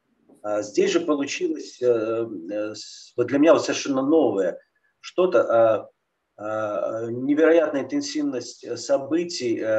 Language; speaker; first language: Russian; native; Russian